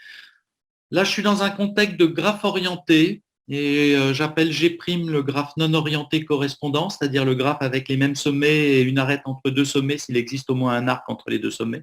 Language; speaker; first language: French; native; French